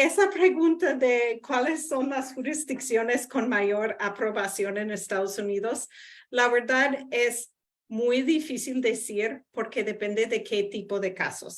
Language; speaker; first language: Spanish; non-native, fluent; English